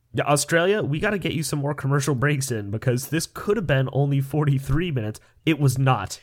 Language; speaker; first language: English; native; English